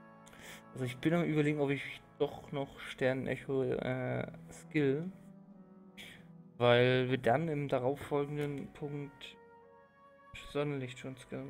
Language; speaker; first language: German; native; German